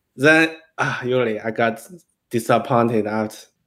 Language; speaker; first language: English; non-native, fluent; Chinese